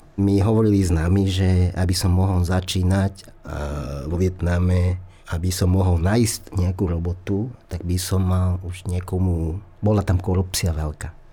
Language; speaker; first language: Slovak; non-native, fluent; Vietnamese